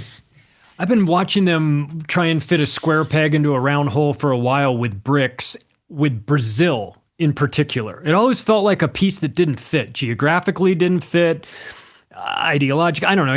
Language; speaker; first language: English; native; English